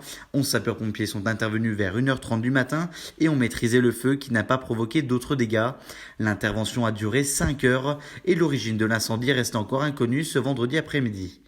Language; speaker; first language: French; native; French